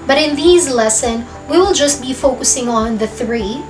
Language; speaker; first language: English; non-native, local second language; Filipino